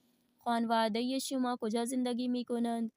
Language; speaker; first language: Persian; non-native, fluent; Urdu